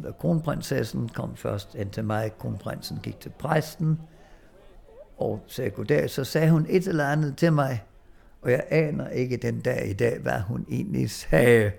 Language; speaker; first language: Danish; early bilingual, other home language; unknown